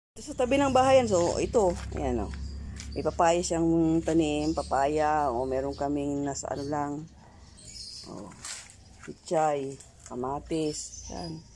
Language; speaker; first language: Filipino; non-native, local second language; Cebuano